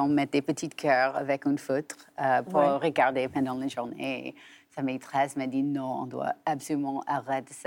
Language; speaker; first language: French; non-native, learner; English